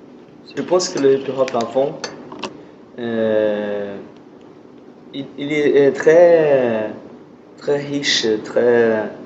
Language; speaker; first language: French; non-native, learner; Portuguese